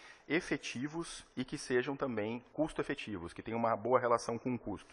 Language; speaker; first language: Portuguese; native; Portuguese